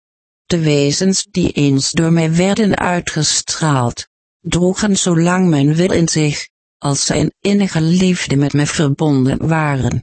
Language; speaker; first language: Dutch; native; Dutch